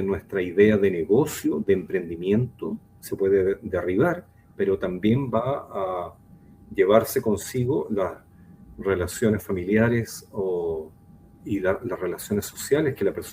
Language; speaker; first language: Spanish; native; Spanish